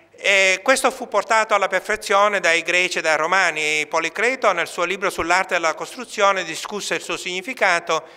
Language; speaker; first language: Italian; native; Italian